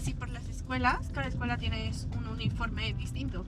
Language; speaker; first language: Spanish; native; Spanish